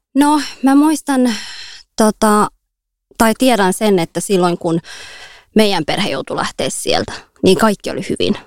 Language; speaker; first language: Finnish; early bilingual, other home language; Somali